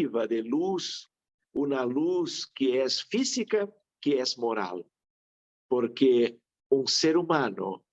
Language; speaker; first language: Spanish; non-native, fluent; Portuguese